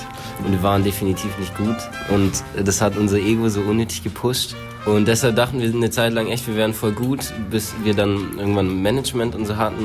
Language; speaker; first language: German; native; German